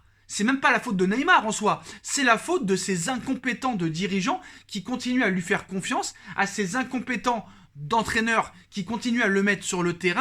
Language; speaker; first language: French; native; French